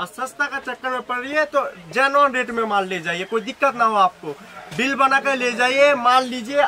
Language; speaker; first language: Hindi; non-native, local second language; Bangla